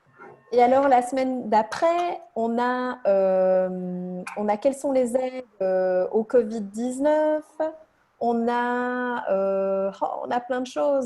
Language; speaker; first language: French; native; French